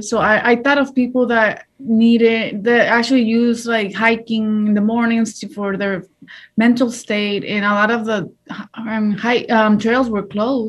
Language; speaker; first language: English; early bilingual, other home language; Spanish